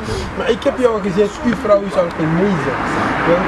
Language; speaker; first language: Dutch; non-native, fluent; French